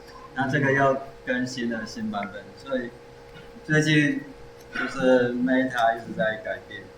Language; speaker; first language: Chinese; native; Chinese